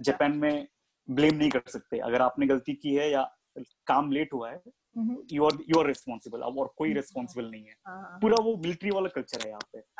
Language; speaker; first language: Hindi; native; Hindi